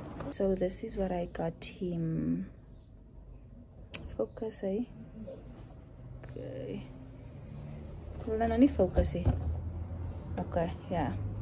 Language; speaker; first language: English; non-native, local second language; Afrikaans